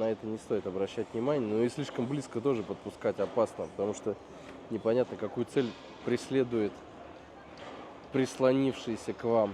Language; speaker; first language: Russian; native; Russian